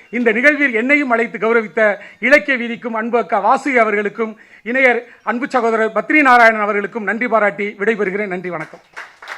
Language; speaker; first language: Tamil; native; Tamil